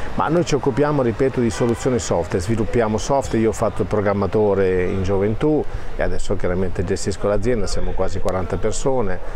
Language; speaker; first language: Italian; native; Italian